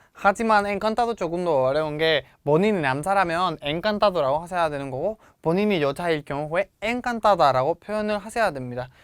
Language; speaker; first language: Korean; non-native, fluent; Spanish